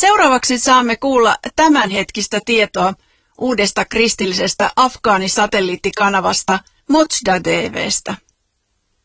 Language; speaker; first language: Finnish; native; Finnish